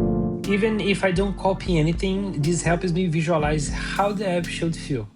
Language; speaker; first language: English; non-native, fluent; Portuguese